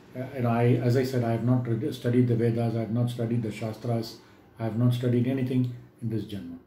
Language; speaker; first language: English; non-native, local second language; Tamil